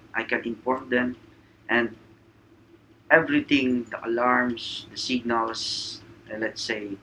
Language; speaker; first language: English; non-native, local second language; Filipino